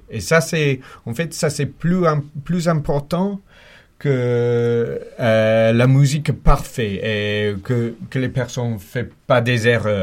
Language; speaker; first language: French; non-native, fluent; English